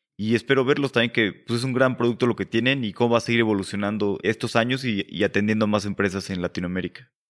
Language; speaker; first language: Spanish; native; Spanish